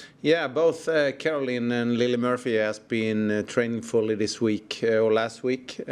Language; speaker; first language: English; non-native, fluent; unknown